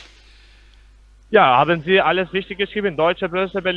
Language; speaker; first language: German; non-native, fluent; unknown